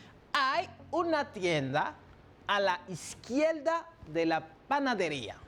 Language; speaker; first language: Spanish; non-native, fluent; French